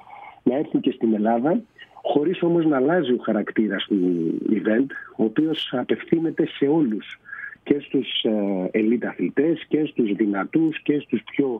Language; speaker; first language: Greek; native; Greek